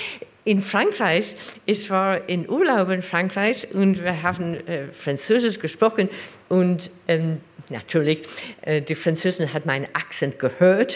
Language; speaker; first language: German; non-native, learner; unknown